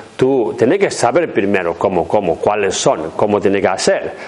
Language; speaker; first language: Spanish; non-native, learner; Chinese